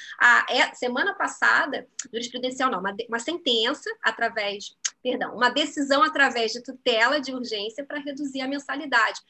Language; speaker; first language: Portuguese; native; Portuguese